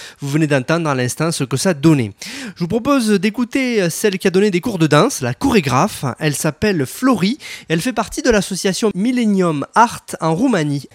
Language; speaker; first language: French; native; French